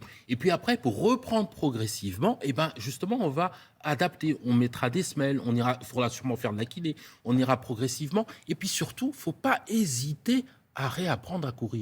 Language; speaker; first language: French; native; French